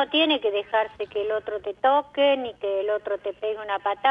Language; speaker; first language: Spanish; native; Spanish